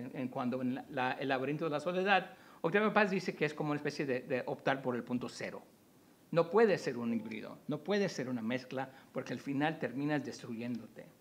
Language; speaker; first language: Spanish; early bilingual, heritage; Spanish